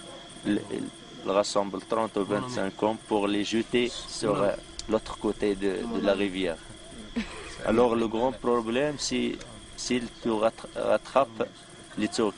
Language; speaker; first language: French; non-native, learner; Arabic